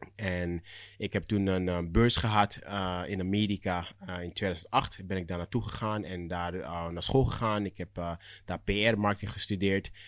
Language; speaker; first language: Dutch; early bilingual, other home language; Akan